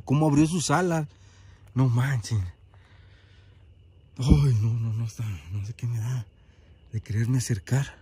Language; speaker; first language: Spanish; native; Spanish